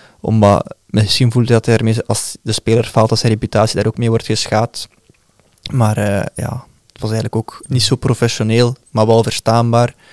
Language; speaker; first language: Dutch; native; Dutch